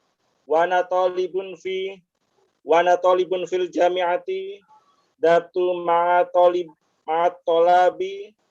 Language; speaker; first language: Arabic; non-native, learner; Indonesian